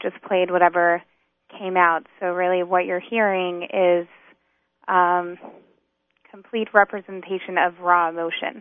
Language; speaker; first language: English; native; English